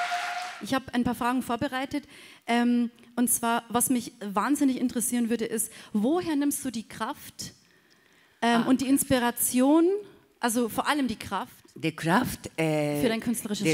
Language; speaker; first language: German; native; German